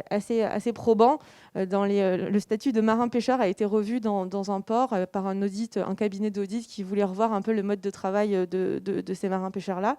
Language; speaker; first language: French; native; French